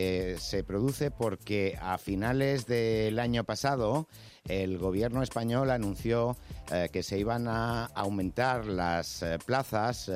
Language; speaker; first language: Spanish; native; Spanish